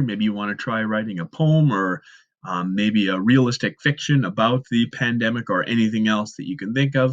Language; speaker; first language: English; native; English